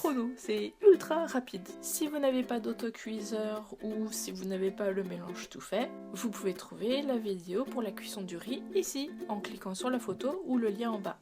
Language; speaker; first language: French; native; French